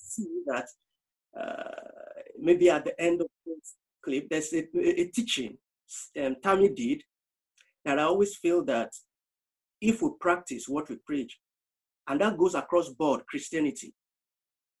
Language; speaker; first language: English; non-native, local second language; Yoruba